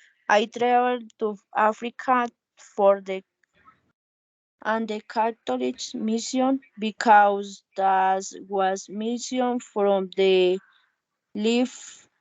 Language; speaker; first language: English; non-native, learner; Spanish